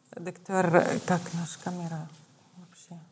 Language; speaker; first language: Russian; non-native, fluent; Arabic